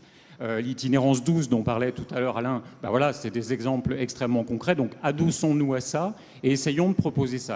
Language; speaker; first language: French; native; French